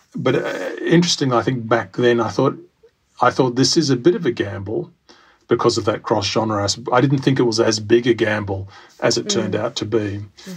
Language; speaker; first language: English; native; English